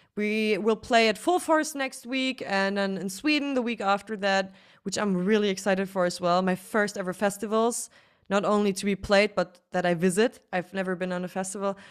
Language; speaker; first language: English; non-native, fluent; German